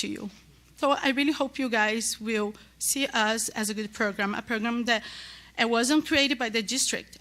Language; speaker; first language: English; non-native, learner; Portuguese